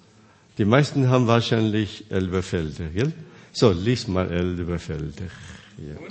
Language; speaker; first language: German; non-native, fluent; Korean